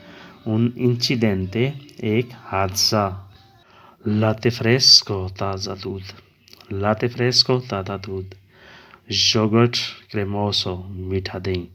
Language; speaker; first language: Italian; non-native, learner; Urdu